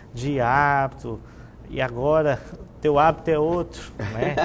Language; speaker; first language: Portuguese; native; Portuguese